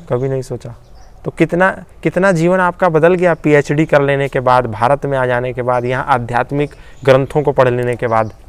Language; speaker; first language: Hindi; native; Hindi